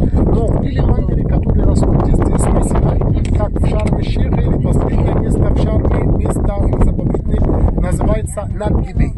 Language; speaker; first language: Russian; non-native, local second language; Arabic